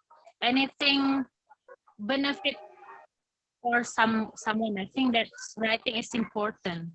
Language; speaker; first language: English; non-native, learner; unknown